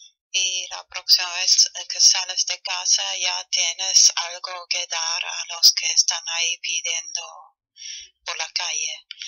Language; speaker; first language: Spanish; non-native, fluent; German